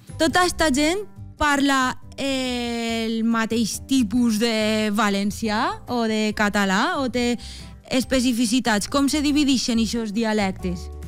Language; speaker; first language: Catalan; native; Catalan